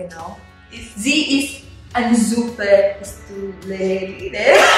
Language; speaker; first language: German; non-native, learner; Portuguese